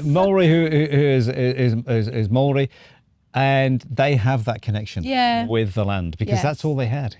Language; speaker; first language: English; native; English